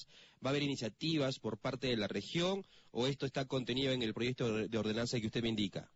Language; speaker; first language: Spanish; native; Spanish